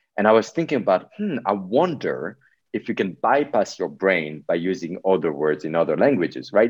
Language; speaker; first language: English; non-native, fluent; Polish